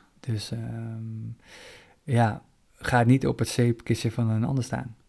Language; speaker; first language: Dutch; native; Dutch